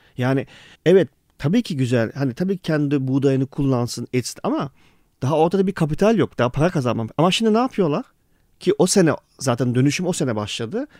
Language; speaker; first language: Turkish; early bilingual, heritage; Turkish